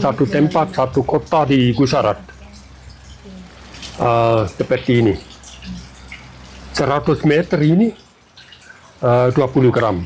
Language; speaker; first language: Indonesian; non-native, learner; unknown